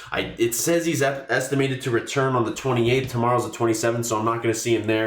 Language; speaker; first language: English; native; English